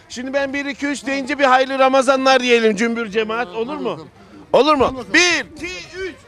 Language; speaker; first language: Turkish; native; Turkish